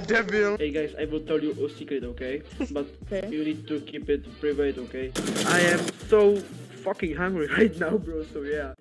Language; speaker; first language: English; non-native, learner; Czech